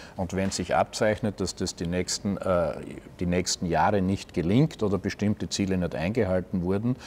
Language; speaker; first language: German; native; German